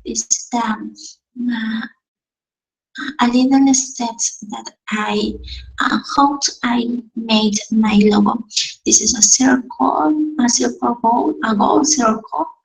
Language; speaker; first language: English; non-native, learner; Spanish